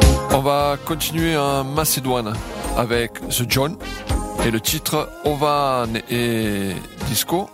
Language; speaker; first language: French; native; French